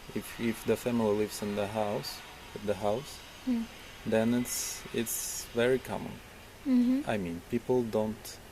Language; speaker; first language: English; non-native, learner; Ukrainian